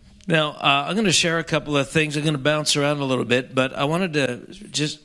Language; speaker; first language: English; native; English